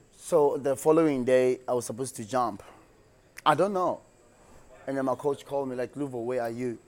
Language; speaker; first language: English; non-native, local second language; Xhosa